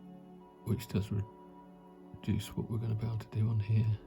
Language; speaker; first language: English; native; English